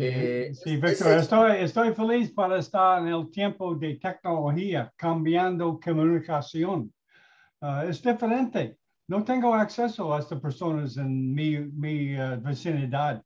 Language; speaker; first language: Spanish; non-native, learner; English